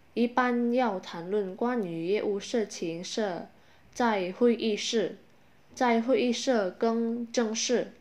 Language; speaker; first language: Chinese; non-native, fluent; Indonesian